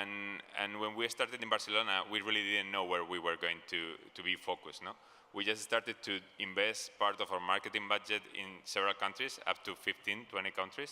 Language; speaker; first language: English; non-native, fluent; Spanish